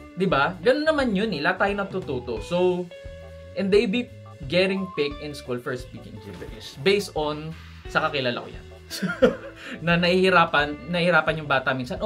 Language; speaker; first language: Filipino; native; Filipino